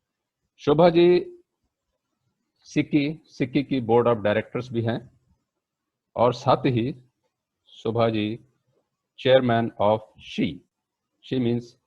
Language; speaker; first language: Hindi; native; Hindi